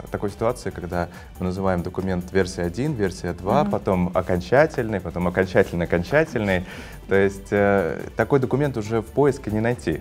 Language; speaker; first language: Russian; native; Russian